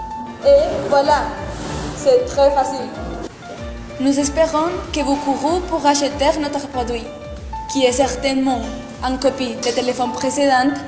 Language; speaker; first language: French; non-native, learner; Spanish